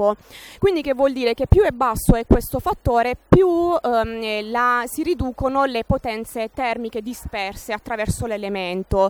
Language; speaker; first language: Italian; native; Italian